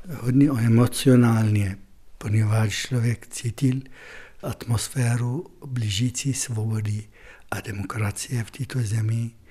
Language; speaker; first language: Czech; non-native, fluent; Arabic